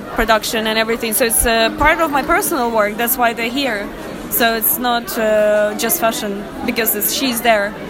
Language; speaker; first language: English; non-native, fluent; Russian